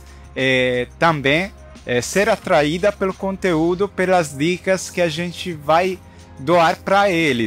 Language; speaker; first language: Portuguese; non-native, learner; Italian